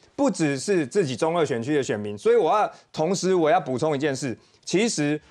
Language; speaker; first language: Chinese; native; Chinese